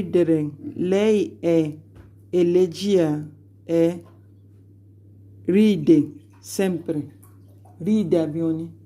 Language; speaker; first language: Italian; non-native, learner; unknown